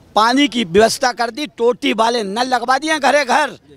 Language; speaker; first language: Hindi; native; Hindi